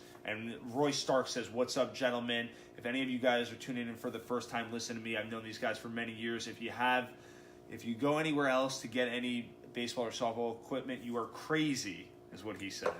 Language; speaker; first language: English; native; English